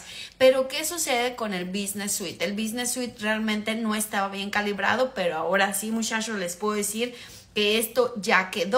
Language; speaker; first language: Spanish; native; Spanish